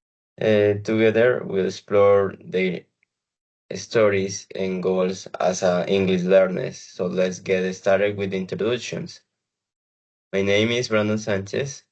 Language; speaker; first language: English; non-native, learner; Spanish